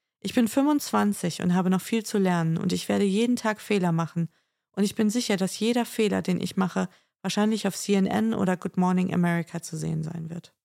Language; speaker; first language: German; native; German